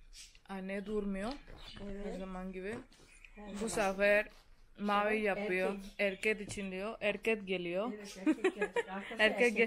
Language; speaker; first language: Turkish; non-native, learner; Spanish